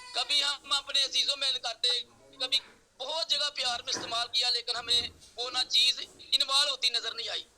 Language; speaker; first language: Urdu; non-native, local second language; Punjabi